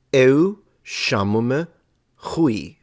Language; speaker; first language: Portuguese; non-native, learner; Italian